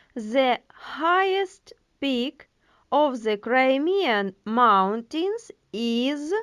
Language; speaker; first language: English; non-native, fluent; Ukrainian